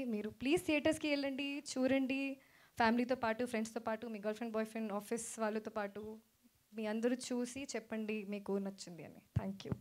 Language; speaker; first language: Telugu; non-native, fluent; Hindi